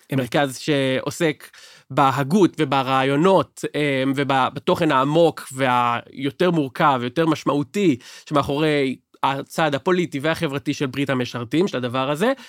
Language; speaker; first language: Hebrew; native; Hebrew